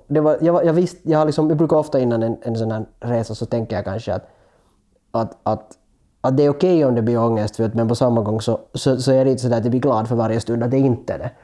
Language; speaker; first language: Swedish; native; Swedish